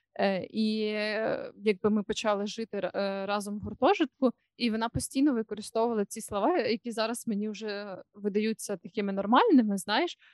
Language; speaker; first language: Ukrainian; non-native, local second language; Russian